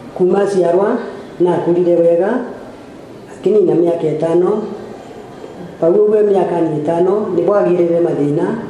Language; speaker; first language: Kikuyu; non-native, local second language; Embu